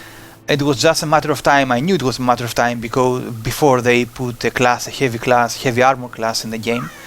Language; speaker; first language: English; non-native, fluent; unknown